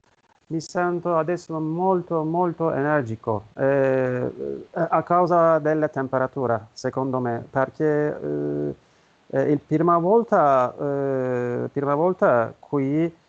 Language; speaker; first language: Italian; non-native, learner; Turkish